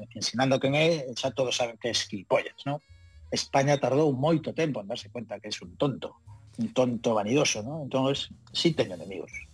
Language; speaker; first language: Galician; non-native, learner; Spanish